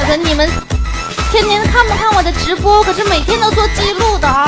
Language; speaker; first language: Chinese; native; Chinese